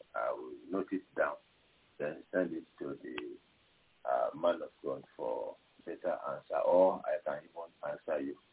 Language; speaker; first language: English; non-native, local second language; Yoruba